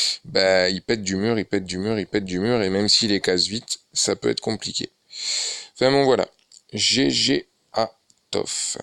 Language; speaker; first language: French; native; French